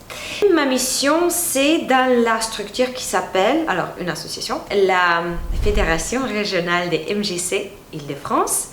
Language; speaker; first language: French; non-native, fluent; Romanian